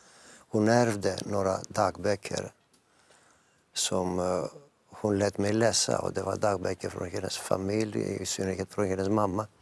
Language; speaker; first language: Swedish; non-native, fluent; Greek